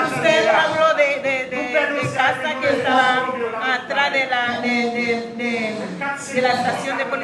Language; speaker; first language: Spanish; non-native, fluent; Haitian Creole